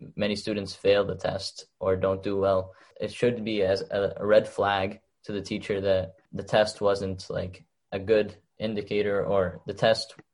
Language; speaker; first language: English; early bilingual, other home language; Arabic